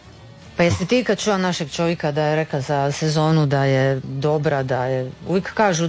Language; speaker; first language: Serbian; native; Serbian